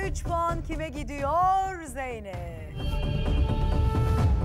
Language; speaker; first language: Turkish; native; Turkish